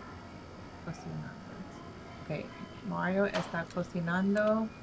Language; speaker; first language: Spanish; non-native, learner; English